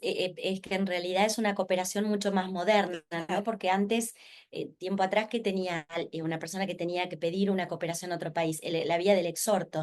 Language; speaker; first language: Spanish; native; Spanish